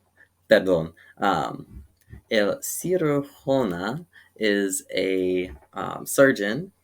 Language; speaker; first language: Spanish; non-native, learner; English